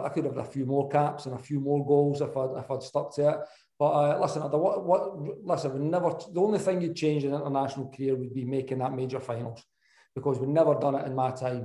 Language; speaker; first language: English; native; English